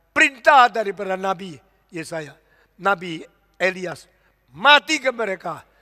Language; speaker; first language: Indonesian; early bilingual, other home language; Min Nan Chinese